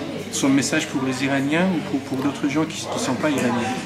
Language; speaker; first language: French; non-native, fluent; Persian